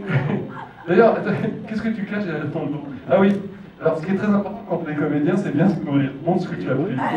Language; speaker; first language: French; native; French